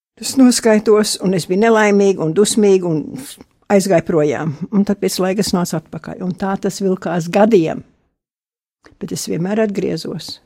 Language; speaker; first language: Latvian; early bilingual, heritage; Latvian